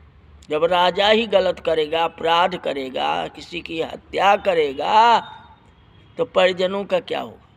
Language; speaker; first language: Hindi; native; Hindi